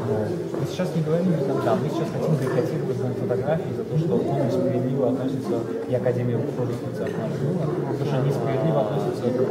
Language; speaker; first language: Russian; native; Russian